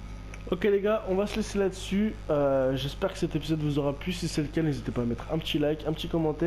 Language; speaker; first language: French; native; French